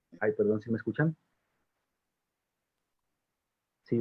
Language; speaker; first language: Spanish; native; Spanish